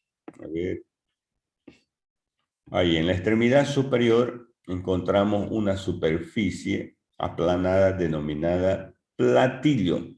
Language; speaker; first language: Spanish; native; Spanish